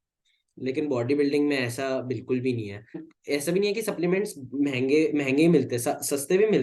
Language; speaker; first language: Hindi; native; Hindi